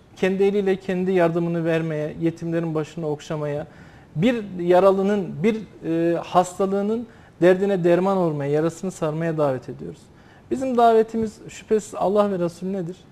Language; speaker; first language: Turkish; native; Turkish